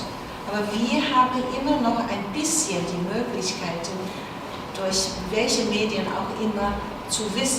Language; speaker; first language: German; non-native, fluent; Chinese